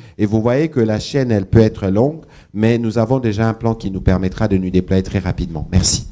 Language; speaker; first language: French; non-native, local second language; Lingala